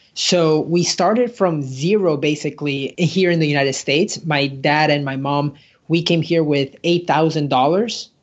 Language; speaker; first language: English; early bilingual, other home language; Spanish